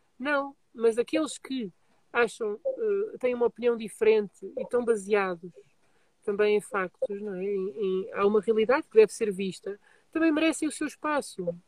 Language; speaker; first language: Portuguese; native; Portuguese